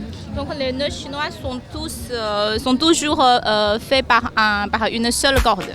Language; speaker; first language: French; non-native, learner; Chinese